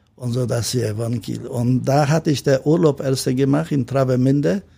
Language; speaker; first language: German; non-native, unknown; Polish